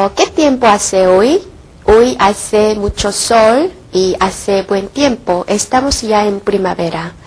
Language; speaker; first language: Spanish; non-native, fluent; Korean